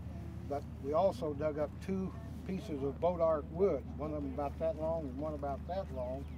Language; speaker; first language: English; native; English